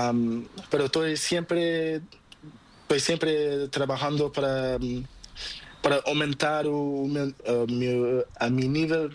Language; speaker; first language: Spanish; non-native, learner; Portuguese